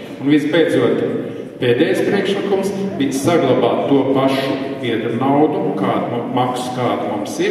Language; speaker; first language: Latvian; native; Latvian